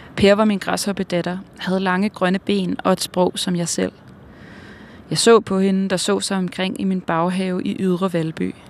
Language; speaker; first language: Danish; native; Danish